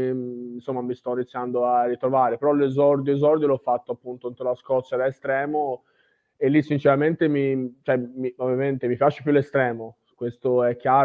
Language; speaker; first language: Italian; native; Italian